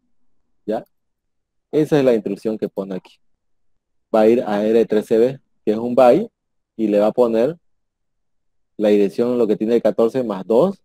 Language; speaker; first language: Spanish; native; Spanish